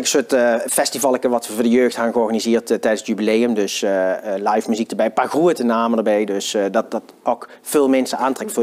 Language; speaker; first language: Dutch; native; Dutch